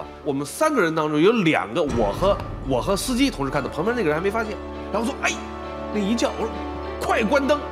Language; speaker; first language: Chinese; native; Chinese